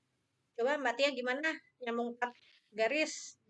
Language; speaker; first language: Indonesian; native; Indonesian